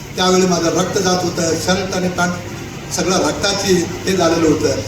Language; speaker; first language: Marathi; non-native, local second language; Kannada